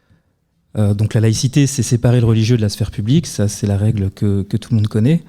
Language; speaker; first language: French; native; French